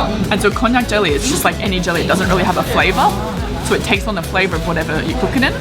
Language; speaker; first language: English; native; English